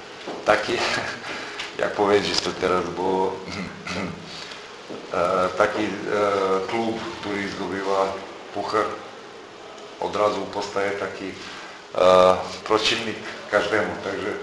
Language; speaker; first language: Polish; non-native, fluent; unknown